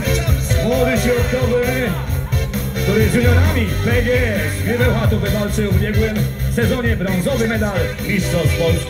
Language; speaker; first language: Polish; native; Polish